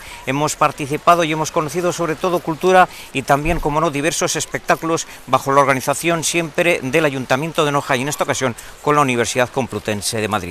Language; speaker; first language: Spanish; native; Spanish